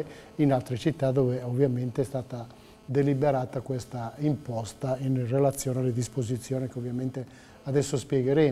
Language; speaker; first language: Italian; native; Italian